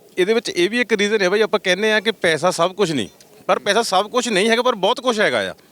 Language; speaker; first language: Punjabi; native; Punjabi